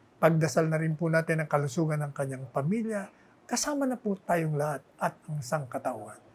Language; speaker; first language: Filipino; non-native, local second language; Bikol